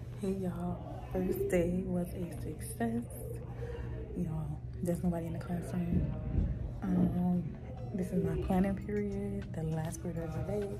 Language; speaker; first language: English; native; English